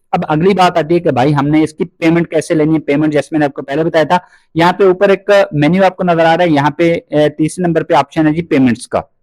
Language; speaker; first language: Urdu; non-native, local second language; Punjabi